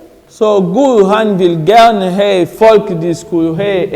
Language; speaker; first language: Danish; non-native, learner; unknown